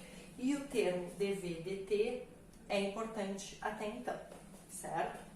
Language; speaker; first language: Portuguese; native; Portuguese